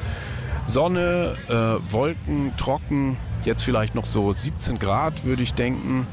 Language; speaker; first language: German; native; German